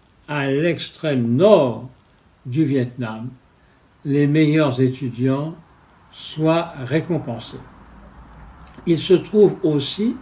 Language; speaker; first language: French; non-native, fluent; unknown